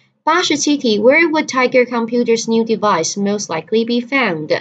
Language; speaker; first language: English; non-native, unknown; Chinese